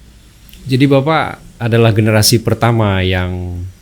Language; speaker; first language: Indonesian; native; Indonesian